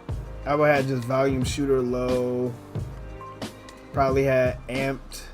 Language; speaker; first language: English; native; English